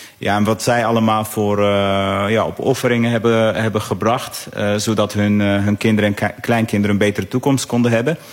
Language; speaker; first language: Dutch; early bilingual, other home language; Arabic